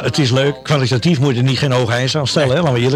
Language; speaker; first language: Dutch; native; Dutch